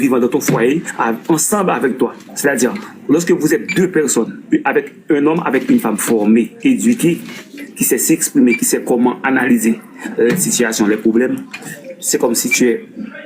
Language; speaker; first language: French; non-native, local second language; Haitian Creole